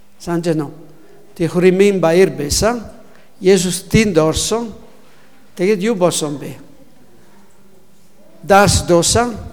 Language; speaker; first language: Mongolian; non-native, learner; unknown